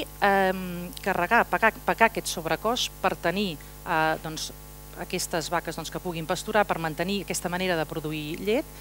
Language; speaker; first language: Catalan; native; Catalan